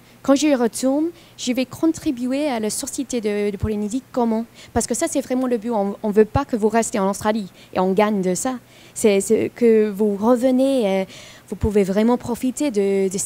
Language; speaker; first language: French; non-native, fluent; English